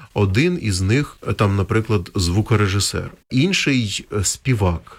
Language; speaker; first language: Ukrainian; native; Ukrainian